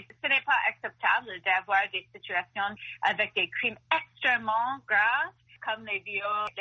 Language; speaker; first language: French; non-native, fluent; English